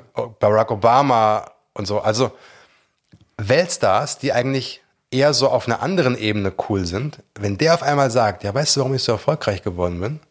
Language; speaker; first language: German; native; German